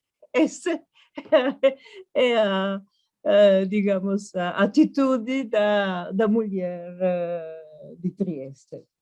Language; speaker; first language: Portuguese; non-native, fluent; Italian